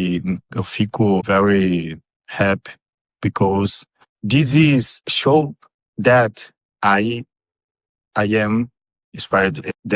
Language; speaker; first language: English; non-native, learner; Portuguese